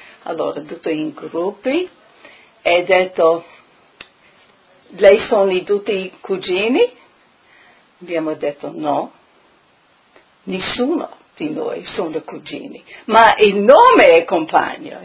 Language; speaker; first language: Italian; early bilingual, heritage; Italian